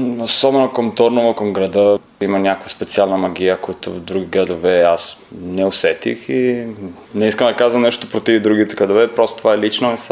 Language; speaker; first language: Bulgarian; non-native, fluent; Italian